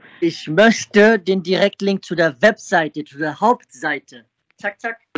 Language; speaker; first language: German; native; German